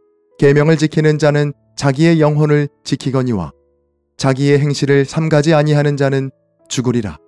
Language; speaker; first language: Korean; native; Korean